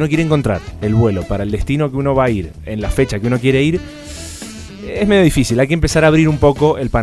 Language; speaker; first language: Spanish; native; Spanish